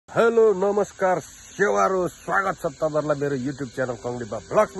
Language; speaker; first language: Nepali; native; Nepali